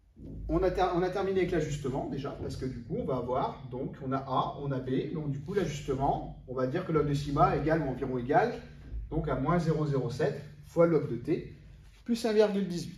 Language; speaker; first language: French; native; French